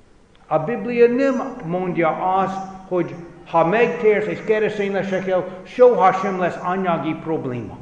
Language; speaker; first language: Hungarian; non-native, fluent; English